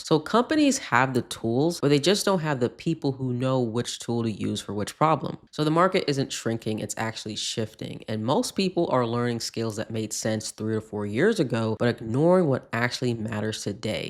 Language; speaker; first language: English; native; English